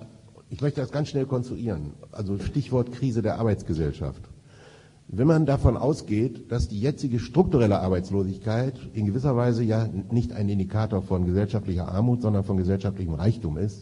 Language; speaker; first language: German; native; German